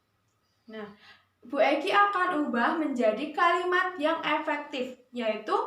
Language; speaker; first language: Indonesian; native; Indonesian